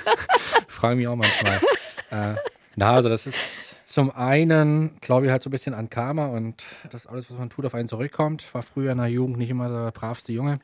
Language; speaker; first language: German; native; German